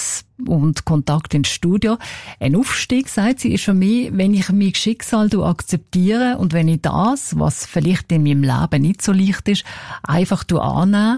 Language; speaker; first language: German; native; German